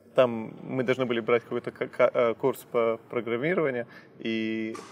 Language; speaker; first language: Russian; early bilingual, heritage; Russian